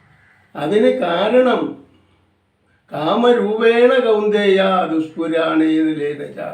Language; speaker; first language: Malayalam; native; Malayalam